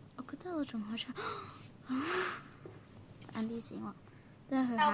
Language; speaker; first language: Chinese; native; Chinese